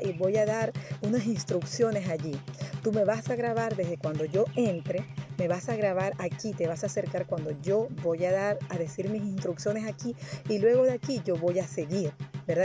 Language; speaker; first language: Spanish; non-native, local second language; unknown